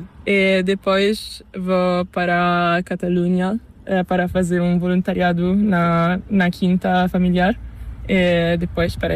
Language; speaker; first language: Spanish; non-native, learner; Italian